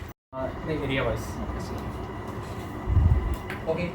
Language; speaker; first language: English; non-native, fluent; Urdu